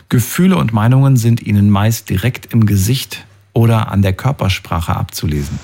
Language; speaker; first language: German; native; German